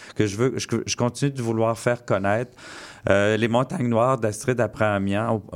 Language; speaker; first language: French; native; French